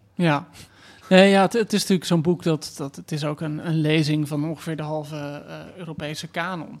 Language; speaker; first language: Dutch; native; Dutch